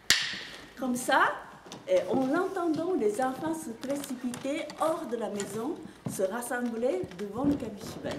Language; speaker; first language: French; non-native, fluent; Japanese